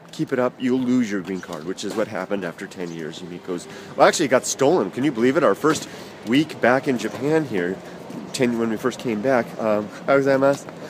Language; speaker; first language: English; native; English